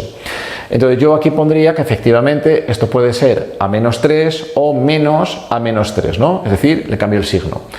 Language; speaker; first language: Spanish; native; Spanish